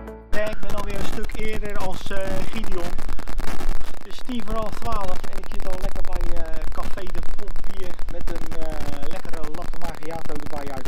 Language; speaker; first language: Dutch; native; Dutch